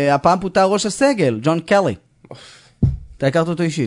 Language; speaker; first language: Hebrew; native; Hebrew